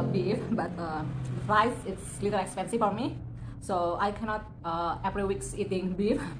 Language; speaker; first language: English; non-native, learner; Indonesian